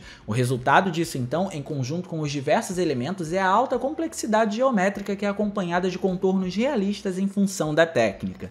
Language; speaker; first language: Portuguese; native; Portuguese